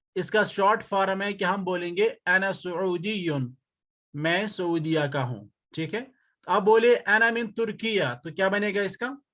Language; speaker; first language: Urdu; native; Urdu